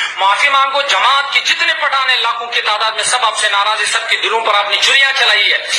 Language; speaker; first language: Urdu; non-native, local second language; Sindhi